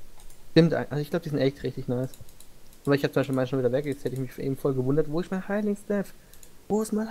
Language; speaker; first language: German; native; German